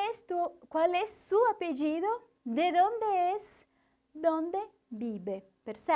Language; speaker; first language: Spanish; non-native, fluent; Portuguese